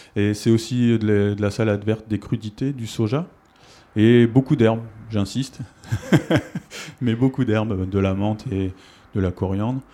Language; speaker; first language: French; native; French